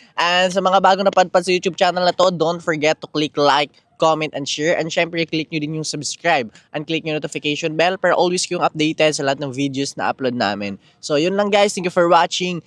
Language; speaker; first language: Filipino; native; Filipino